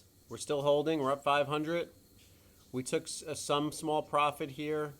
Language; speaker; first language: English; native; English